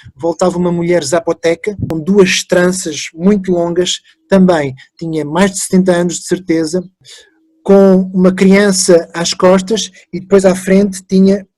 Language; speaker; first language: Portuguese; early bilingual, other home language; French